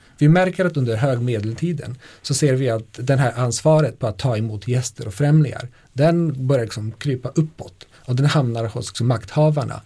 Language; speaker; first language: Swedish; non-native, fluent; Polish